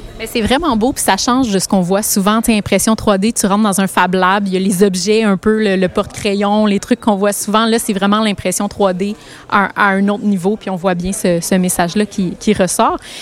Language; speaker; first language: French; native; French